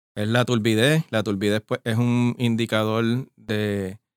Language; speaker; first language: Spanish; native; Spanish